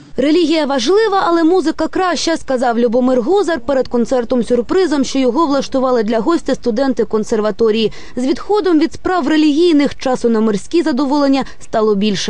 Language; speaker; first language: Ukrainian; native; Ukrainian